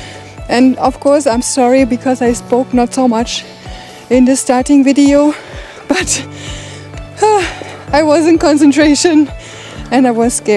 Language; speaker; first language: English; non-native, learner; German